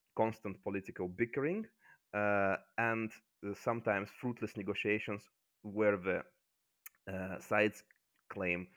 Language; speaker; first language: English; non-native, fluent; Azerbaijani